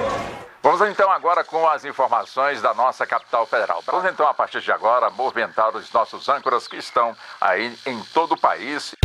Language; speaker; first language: Portuguese; native; Portuguese